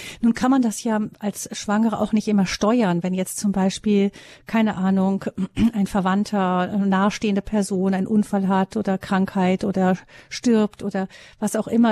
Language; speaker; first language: German; native; German